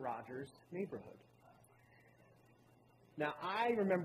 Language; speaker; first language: English; native; English